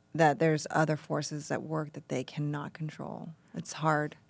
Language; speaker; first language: English; native; English